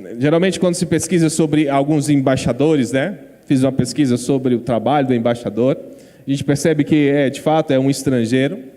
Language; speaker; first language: Portuguese; native; Portuguese